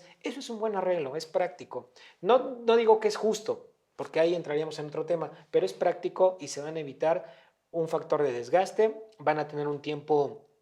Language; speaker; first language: Spanish; native; Spanish